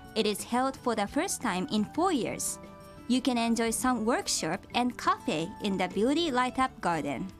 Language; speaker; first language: English; non-native, fluent; Japanese